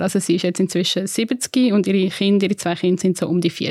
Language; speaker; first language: German; native; German